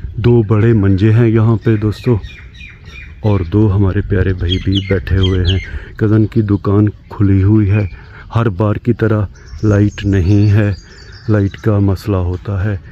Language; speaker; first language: Urdu; non-native, local second language; Punjabi